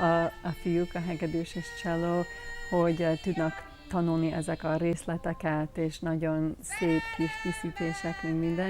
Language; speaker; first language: Hungarian; non-native, learner; English